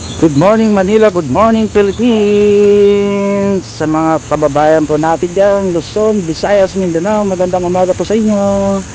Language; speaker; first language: Filipino; native; Filipino